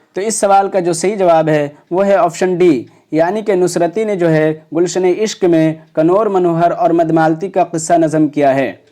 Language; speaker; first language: Urdu; native; Urdu